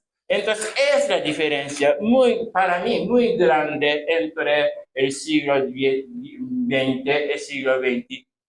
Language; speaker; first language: Spanish; non-native, fluent; Japanese